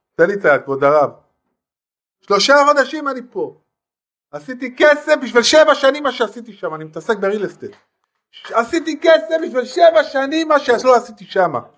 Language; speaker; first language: Hebrew; non-native, fluent; French